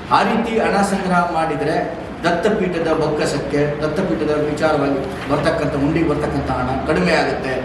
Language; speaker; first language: Kannada; native; Kannada